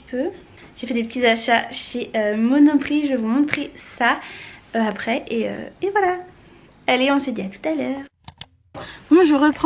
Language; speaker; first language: French; native; French